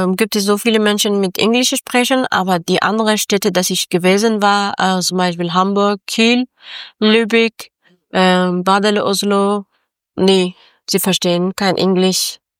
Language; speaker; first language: German; non-native, learner; Persian